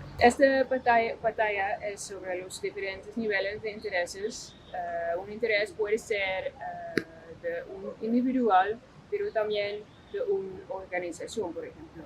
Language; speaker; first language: Spanish; non-native, fluent; Dutch